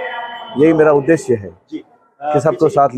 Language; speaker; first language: Hindi; non-native, local second language; Marwari